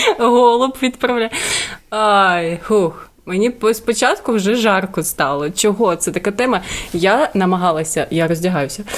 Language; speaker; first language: Ukrainian; native; Ukrainian